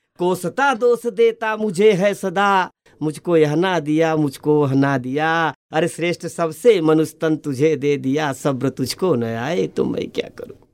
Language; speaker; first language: Hindi; native; Hindi